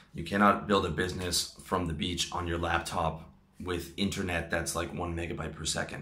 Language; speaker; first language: English; native; English